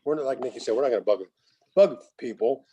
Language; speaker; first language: English; native; English